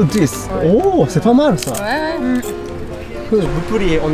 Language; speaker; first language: French; non-native, fluent; Japanese